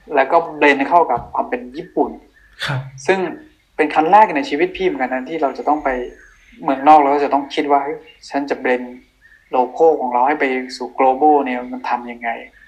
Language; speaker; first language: Thai; non-native, local second language; Akha